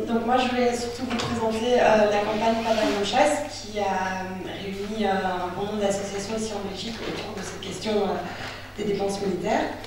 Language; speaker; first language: French; native; French